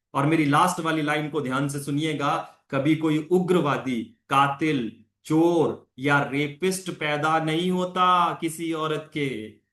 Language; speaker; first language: Hindi; non-native, local second language; Punjabi